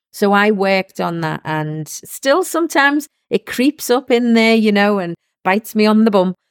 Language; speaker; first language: English; native; English